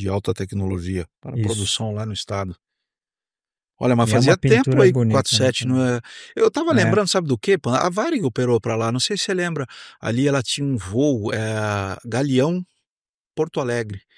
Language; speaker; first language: Portuguese; native; Portuguese